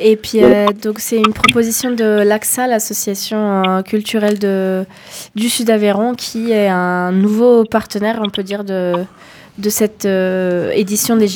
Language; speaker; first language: French; native; French